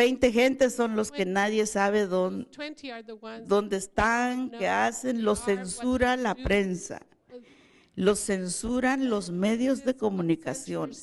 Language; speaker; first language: Spanish; non-native, local second language; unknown